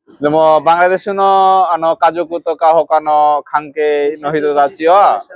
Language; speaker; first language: Japanese; non-native, learner; Bangla